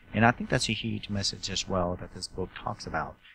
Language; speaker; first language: English; native; English